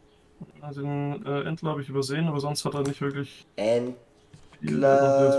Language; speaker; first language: German; native; German